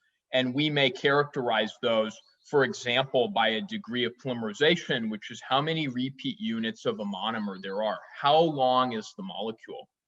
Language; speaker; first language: English; native; English